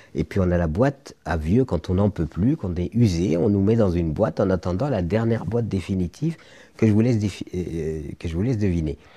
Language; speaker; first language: French; non-native, local second language; Arabic